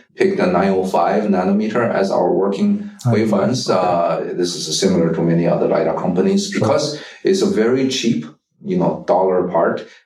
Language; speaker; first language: English; non-native, fluent; Chinese